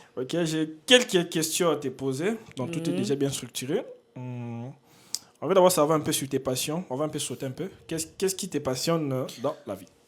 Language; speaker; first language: French; non-native, local second language; Lingala